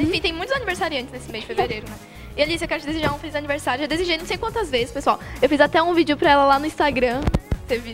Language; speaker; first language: Portuguese; native; Portuguese